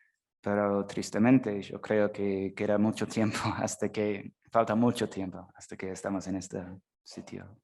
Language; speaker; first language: Spanish; non-native, fluent; English